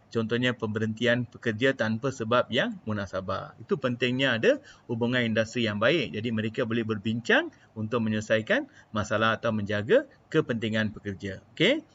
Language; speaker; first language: Malay; non-native, local second language; Tamil